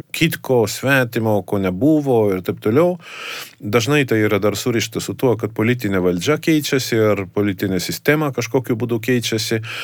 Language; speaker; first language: Lithuanian; non-native, fluent; Estonian